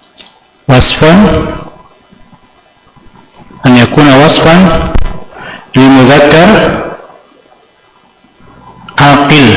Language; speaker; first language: Arabic; non-native, fluent; Indonesian